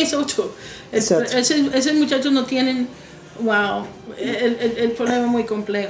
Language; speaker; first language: Spanish; non-native, fluent; English